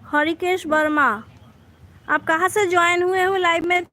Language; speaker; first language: Hindi; non-native, local second language; Bangla